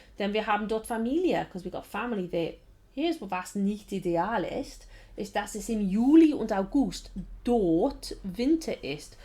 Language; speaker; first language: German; non-native, fluent; English